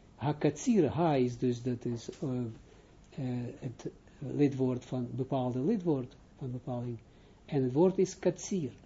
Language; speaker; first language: Dutch; non-native, fluent; Hebrew